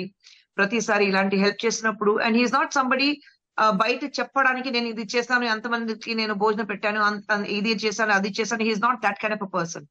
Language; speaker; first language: Telugu; non-native, local second language; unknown